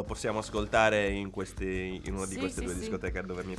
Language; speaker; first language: Italian; native; Italian